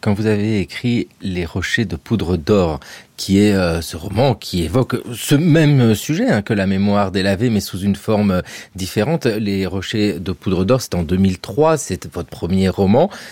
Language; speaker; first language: French; native; French